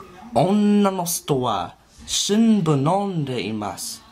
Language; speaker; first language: Japanese; non-native, learner; English